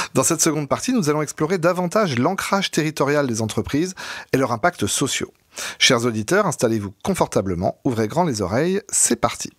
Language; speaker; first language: French; native; French